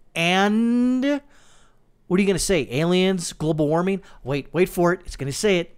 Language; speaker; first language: English; native; English